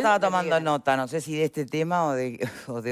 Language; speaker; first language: Spanish; native; Spanish